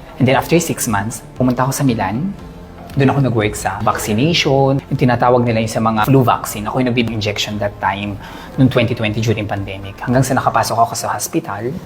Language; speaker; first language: Filipino; native; Filipino